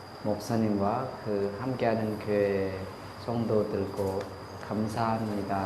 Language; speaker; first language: Korean; non-native, learner; Lao